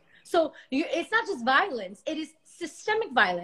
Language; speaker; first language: English; early bilingual, other home language; Spanish